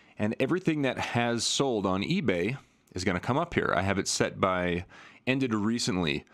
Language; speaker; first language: English; native; English